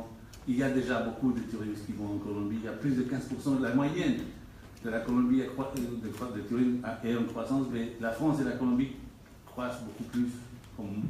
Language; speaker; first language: French; non-native, fluent; Spanish